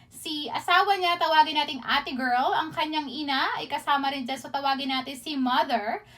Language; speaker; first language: Filipino; native; Filipino